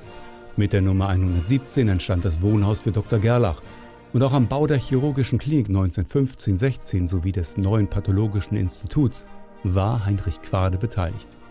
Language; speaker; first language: German; native; German